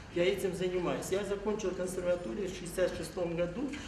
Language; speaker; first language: Russian; non-native, local second language; Kazakh